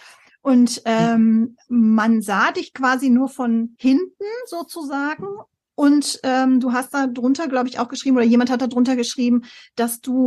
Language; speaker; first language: German; native; German